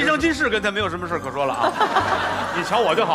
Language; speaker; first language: Chinese; native; Chinese